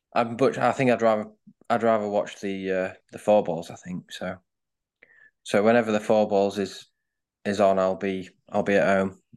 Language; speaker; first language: English; native; English